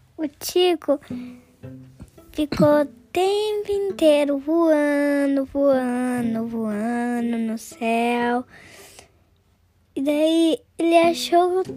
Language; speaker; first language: Portuguese; early bilingual, heritage; Portuguese